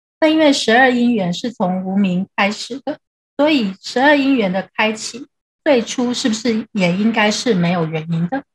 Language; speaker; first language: Chinese; native; Chinese